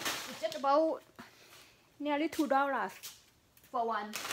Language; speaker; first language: English; non-native, learner; Thai